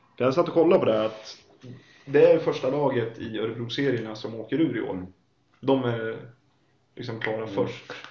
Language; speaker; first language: Swedish; native; Swedish